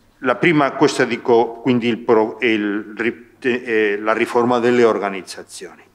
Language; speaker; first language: Italian; non-native, fluent; Spanish